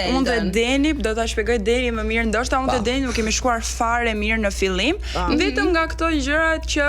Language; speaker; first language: Albanian; native; Albanian